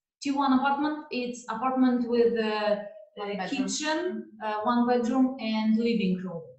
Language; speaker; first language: English; non-native, learner; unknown